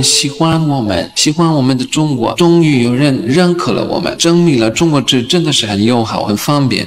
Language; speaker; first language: Chinese; non-native, fluent; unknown